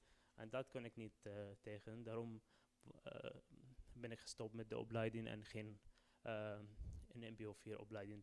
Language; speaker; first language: Dutch; non-native, learner; Arabic